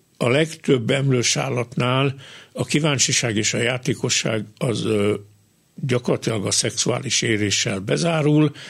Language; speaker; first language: Hungarian; native; Hungarian